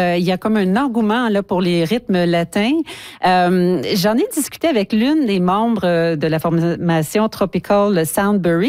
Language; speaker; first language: French; native; French